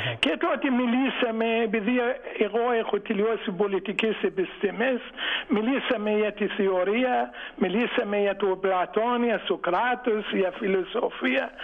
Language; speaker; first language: Greek; non-native, fluent; Arabic